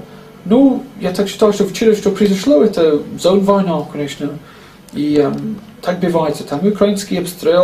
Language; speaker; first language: Russian; non-native, learner; English